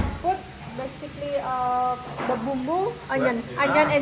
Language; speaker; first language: English; non-native, learner; Indonesian